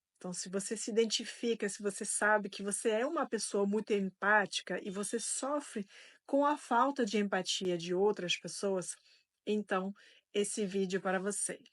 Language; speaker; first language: Portuguese; non-native, fluent; French